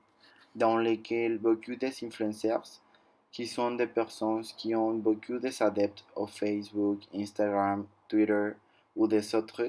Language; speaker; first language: French; non-native, learner; Spanish